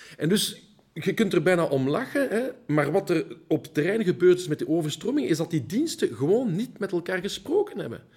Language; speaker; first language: Dutch; early bilingual, heritage; Dutch